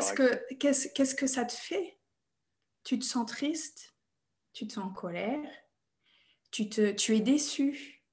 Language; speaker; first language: French; non-native, fluent; English